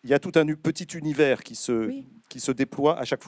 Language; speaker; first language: French; native; French